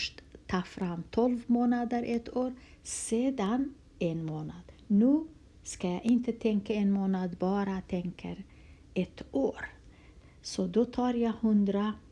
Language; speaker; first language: Swedish; non-native, fluent; Kurdish